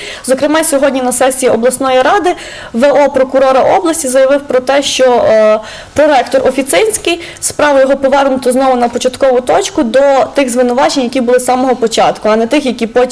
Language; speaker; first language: Ukrainian; native; Ukrainian